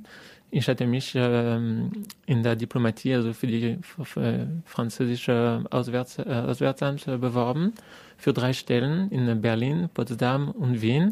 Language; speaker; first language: German; non-native, fluent; French